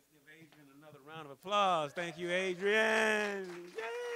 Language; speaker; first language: English; native; English